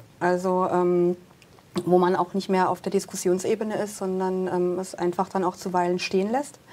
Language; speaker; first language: German; native; German